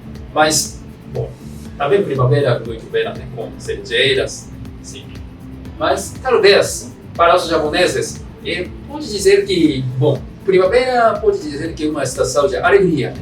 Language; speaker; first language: Portuguese; non-native, fluent; Japanese